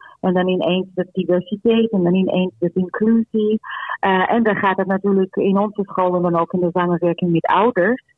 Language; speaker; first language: Dutch; non-native, fluent; Portuguese